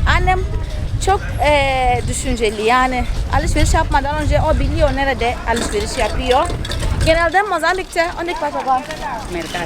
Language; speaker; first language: Turkish; non-native, fluent; Portuguese